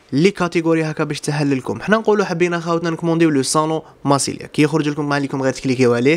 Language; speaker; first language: Arabic; native; Arabic